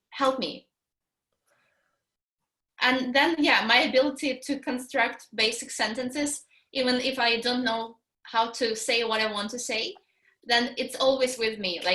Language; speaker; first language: English; non-native, fluent; Russian